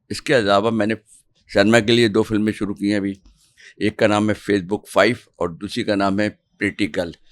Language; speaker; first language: Urdu; native; Urdu